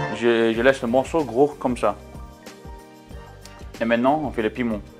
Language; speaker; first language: French; non-native, learner; English